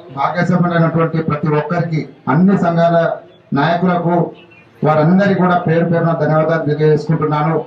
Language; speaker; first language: Telugu; non-native, local second language; Lambadi